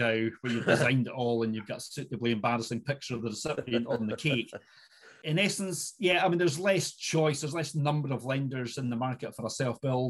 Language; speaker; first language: English; native; English